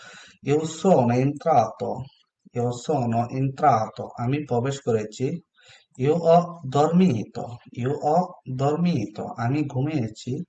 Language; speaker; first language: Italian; non-native, learner; Bangla